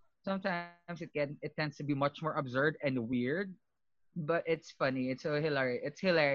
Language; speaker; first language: English; non-native, local second language; Filipino